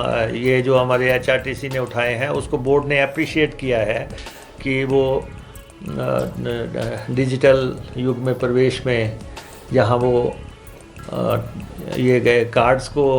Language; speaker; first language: Hindi; native; Hindi